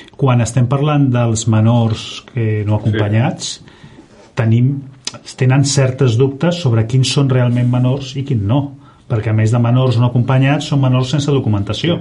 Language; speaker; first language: Catalan; native; Catalan